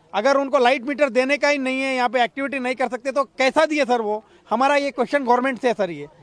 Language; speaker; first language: Hindi; non-native, local second language; Urdu